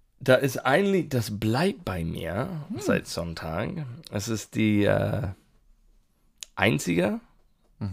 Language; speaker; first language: German; non-native, learner; English